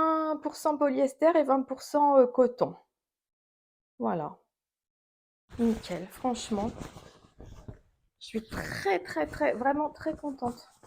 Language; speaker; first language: French; native; French